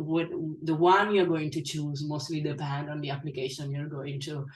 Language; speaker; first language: English; non-native, fluent; Italian